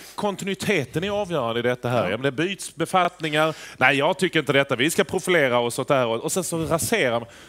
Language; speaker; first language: Swedish; native; Swedish